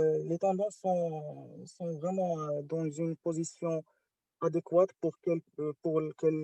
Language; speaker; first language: French; non-native, local second language; Arabic